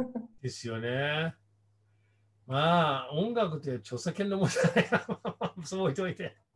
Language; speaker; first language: Japanese; non-native, fluent; English